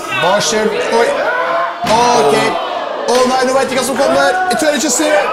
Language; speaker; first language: Norwegian; native; Norwegian